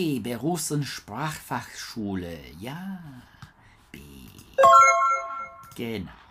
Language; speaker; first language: German; non-native, learner; English